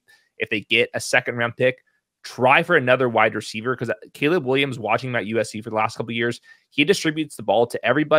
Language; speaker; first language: English; native; English